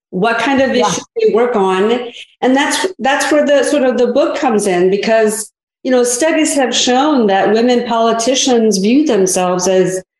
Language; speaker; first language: English; early bilingual, other home language; Korean